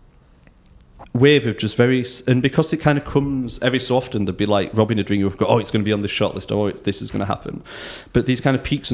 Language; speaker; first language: English; native; English